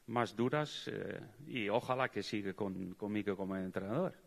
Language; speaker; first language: Spanish; non-native, fluent; Dutch